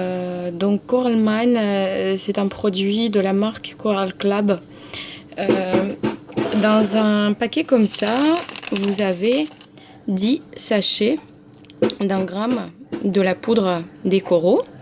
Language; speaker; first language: French; non-native, fluent; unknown